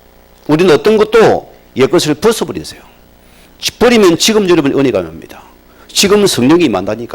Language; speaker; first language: Korean; native; Korean